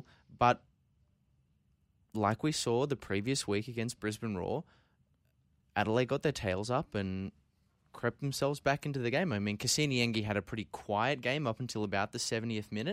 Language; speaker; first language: English; native; English